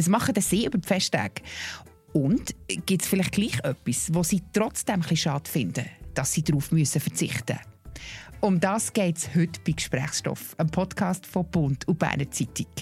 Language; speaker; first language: German; native; German